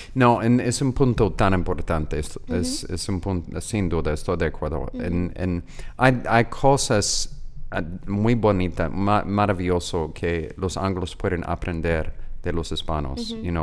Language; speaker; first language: Spanish; non-native, learner; English